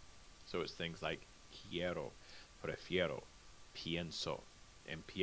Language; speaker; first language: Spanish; non-native, fluent; English